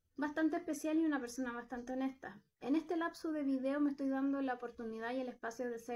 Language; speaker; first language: Spanish; native; Spanish